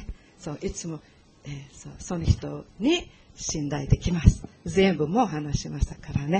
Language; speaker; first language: Japanese; non-native, learner; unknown